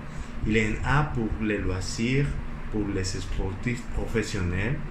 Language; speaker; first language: French; non-native, learner; Spanish